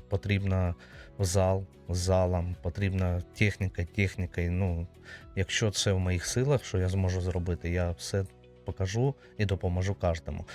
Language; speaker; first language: Ukrainian; native; Ukrainian